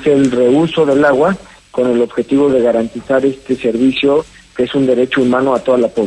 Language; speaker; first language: Spanish; native; Spanish